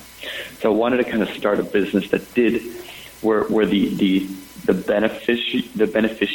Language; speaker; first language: English; native; English